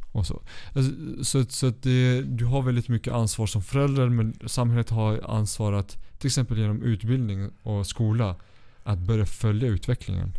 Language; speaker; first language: Swedish; early bilingual, other home language; Kurdish